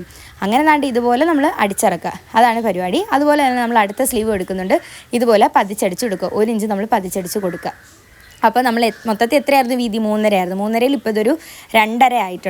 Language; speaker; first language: Malayalam; native; Malayalam